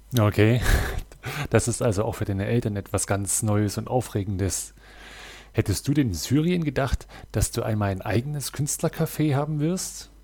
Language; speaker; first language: German; native; German